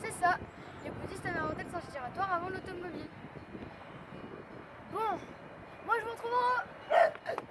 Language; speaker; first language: French; native; French